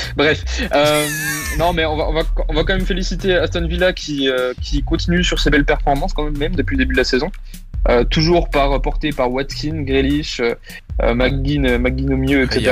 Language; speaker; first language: French; native; French